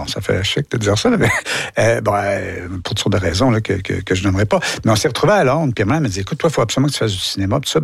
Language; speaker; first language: French; native; French